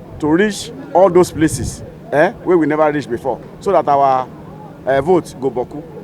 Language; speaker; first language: Nigerian Pidgin; non-native, local second language; Yoruba